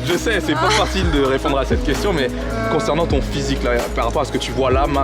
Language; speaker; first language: French; native; French